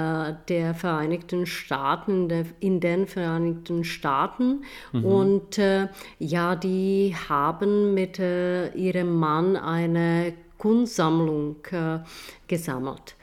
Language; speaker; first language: German; non-native, fluent; Czech